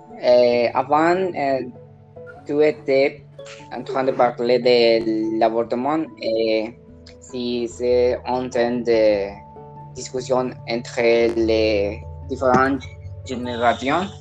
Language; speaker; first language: French; non-native, learner; Spanish